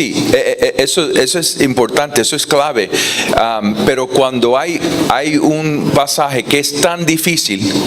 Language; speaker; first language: Spanish; non-native, fluent; English